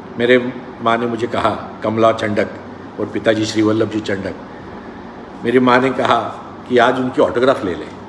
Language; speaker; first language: Hindi; non-native, local second language; Marathi